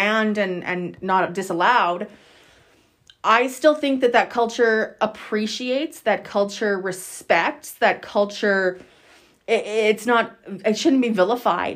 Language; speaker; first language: English; native; English